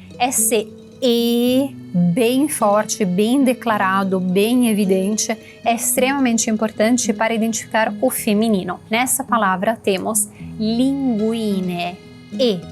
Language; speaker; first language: Portuguese; non-native, fluent; Italian